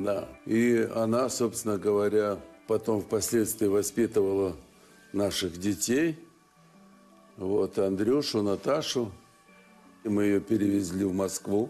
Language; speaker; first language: Russian; native; Russian